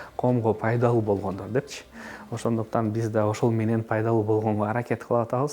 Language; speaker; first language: Kyrgyz; non-native, local second language; Russian